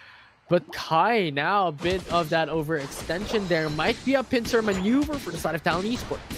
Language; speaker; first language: English; non-native, local second language; Filipino